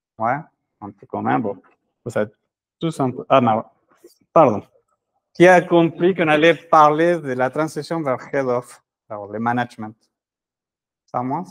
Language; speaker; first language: French; non-native, fluent; Spanish